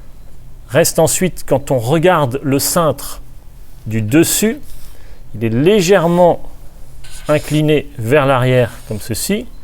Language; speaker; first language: French; native; French